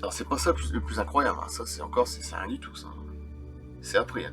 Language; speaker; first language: French; native; French